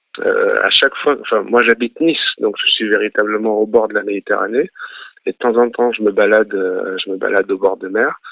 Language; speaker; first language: French; early bilingual, other home language; Arabic